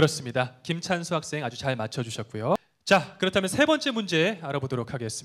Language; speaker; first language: Korean; native; Korean